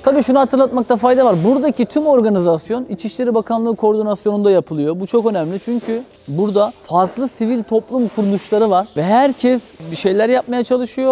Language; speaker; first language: Turkish; native; Turkish